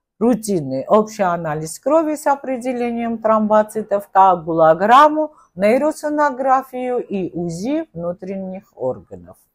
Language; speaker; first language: Russian; non-native, local second language; Armenian